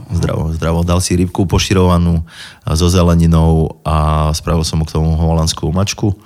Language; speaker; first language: Slovak; native; Slovak